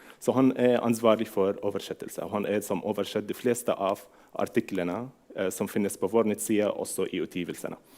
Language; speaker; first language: Norwegian; non-native, fluent; Arabic